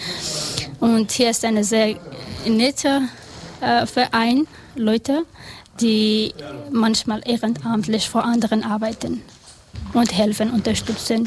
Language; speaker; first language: German; non-native, learner; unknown